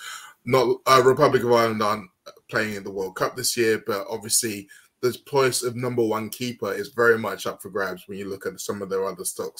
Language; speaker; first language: English; native; English